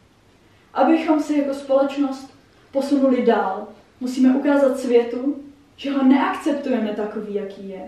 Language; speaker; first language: Czech; early bilingual, heritage; Czech